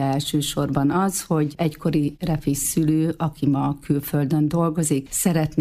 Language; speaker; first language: Hungarian; native; Hungarian